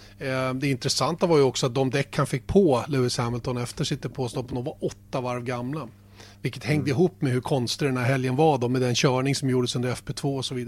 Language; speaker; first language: Swedish; native; Swedish